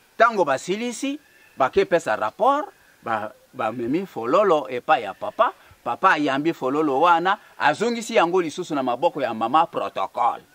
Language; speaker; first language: Lingala; non-native, local second language; Kongo